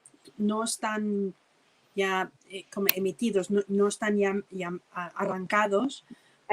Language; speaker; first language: Spanish; non-native, fluent; English